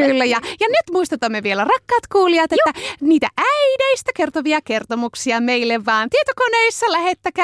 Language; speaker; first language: Finnish; native; Finnish